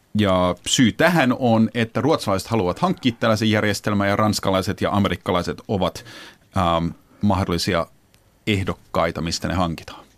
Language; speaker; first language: Finnish; early bilingual, heritage; Finnish